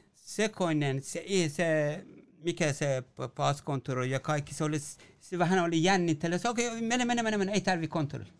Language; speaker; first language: Finnish; non-native, learner; Persian